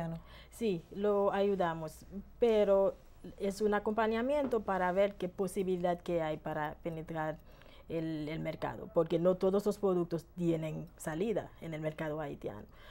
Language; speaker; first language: Spanish; non-native, fluent; Haitian Creole